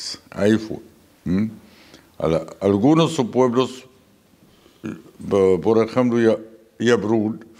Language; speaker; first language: Spanish; non-native, fluent; Arabic